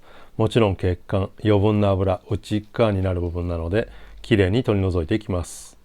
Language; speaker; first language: Japanese; native; Japanese